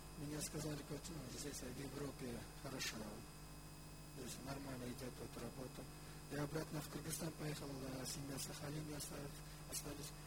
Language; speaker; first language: Russian; non-native, local second language; Kyrgyz